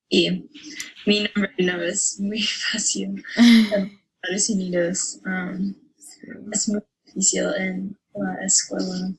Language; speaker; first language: Spanish; non-native, learner; English